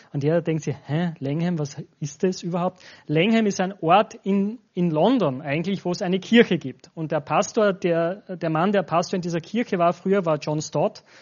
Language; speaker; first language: German; native; German